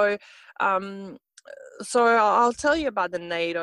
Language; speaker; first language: English; non-native, fluent; Serbian